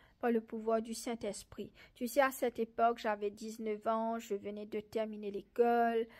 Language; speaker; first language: French; non-native, local second language; Morisyen